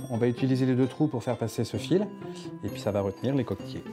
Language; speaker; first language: French; native; French